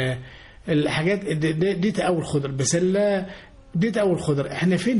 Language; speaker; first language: Arabic; native; Arabic